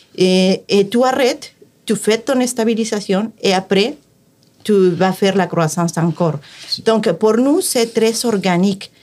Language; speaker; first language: French; non-native, fluent; Spanish